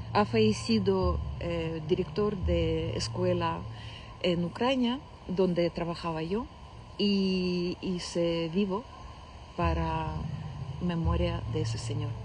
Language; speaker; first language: Spanish; non-native, learner; Ukrainian